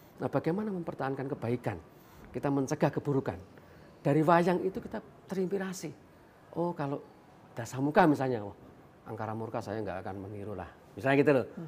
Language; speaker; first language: Indonesian; non-native, local second language; Javanese